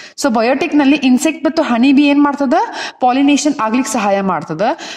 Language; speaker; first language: English; non-native, local second language; Kannada